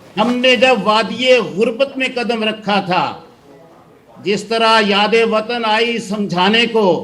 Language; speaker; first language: Urdu; native; Urdu